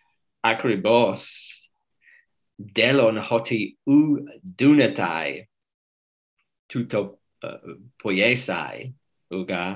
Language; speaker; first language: Greek; non-native, fluent; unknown